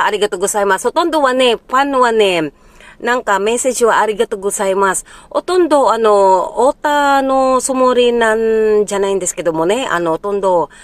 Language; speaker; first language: Japanese; early bilingual, heritage; Filipino